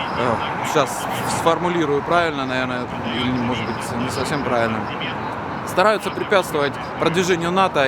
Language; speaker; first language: Russian; native; Russian